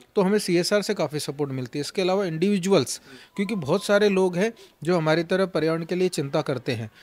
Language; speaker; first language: Hindi; native; Hindi